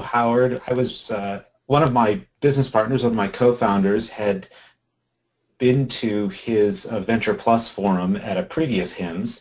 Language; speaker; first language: English; native; English